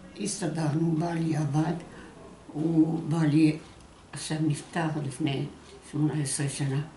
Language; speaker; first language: Hebrew; non-native, fluent; French